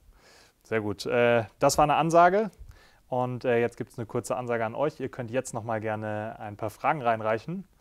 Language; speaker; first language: German; native; German